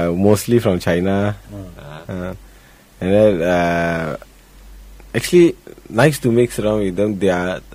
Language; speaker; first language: English; native; English